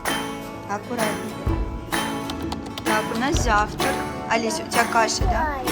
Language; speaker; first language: Russian; native; Russian